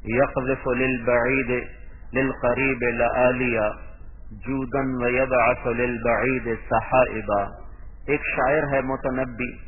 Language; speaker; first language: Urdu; non-native, local second language; Punjabi